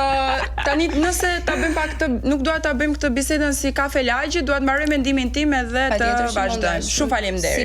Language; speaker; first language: Albanian; native; Albanian